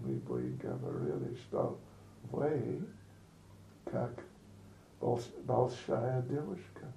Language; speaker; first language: Russian; non-native, learner; English